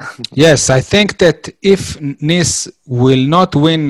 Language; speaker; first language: English; non-native, learner; Hebrew